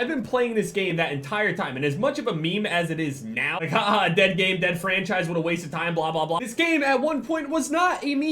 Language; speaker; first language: English; native; English